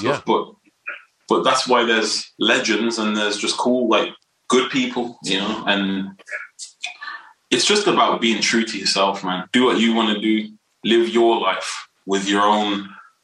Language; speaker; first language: English; native; English